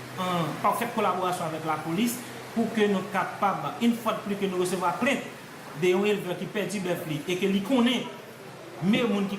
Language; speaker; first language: Haitian Creole; native; Haitian Creole